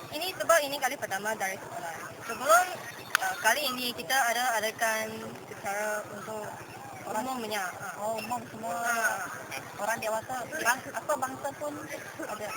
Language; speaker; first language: Malay; non-native, local second language; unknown